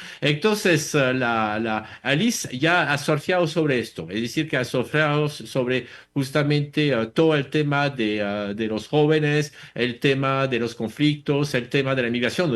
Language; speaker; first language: Spanish; non-native, fluent; French